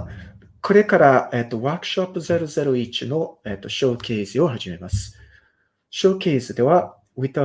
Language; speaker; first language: Japanese; non-native, fluent; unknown